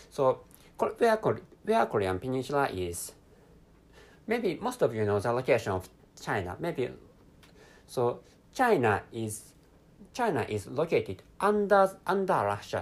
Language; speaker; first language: English; non-native, fluent; Japanese